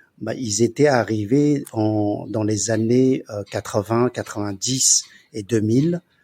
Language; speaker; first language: French; early bilingual, other home language; Chinese